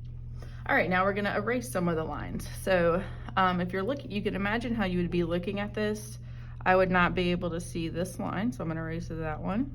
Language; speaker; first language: English; native; English